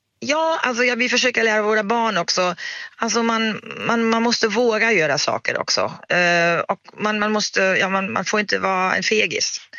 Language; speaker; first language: Swedish; non-native, fluent; German